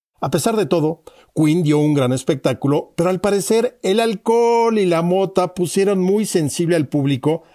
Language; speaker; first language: Spanish; native; Spanish